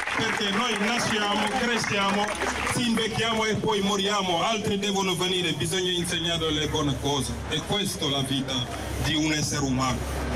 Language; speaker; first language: Italian; non-native, fluent; Wolof